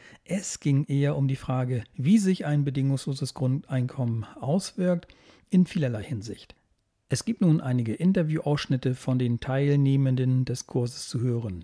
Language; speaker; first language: German; native; German